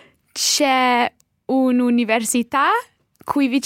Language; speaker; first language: Italian; non-native, learner; English